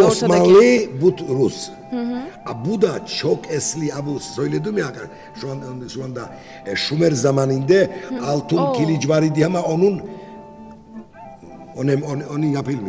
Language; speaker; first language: Turkish; non-native, learner; Georgian